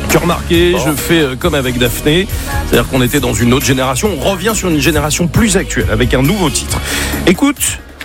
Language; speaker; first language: French; native; French